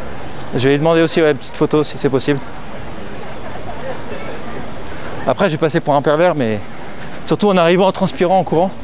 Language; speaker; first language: French; native; French